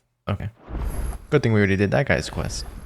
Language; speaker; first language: English; native; English